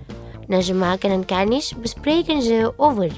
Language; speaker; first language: Dutch; non-native, learner; Indonesian